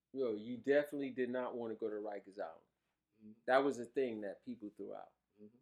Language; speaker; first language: English; native; English